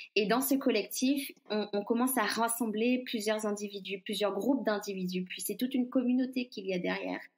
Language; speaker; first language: French; non-native, local second language; Guadeloupean Creole French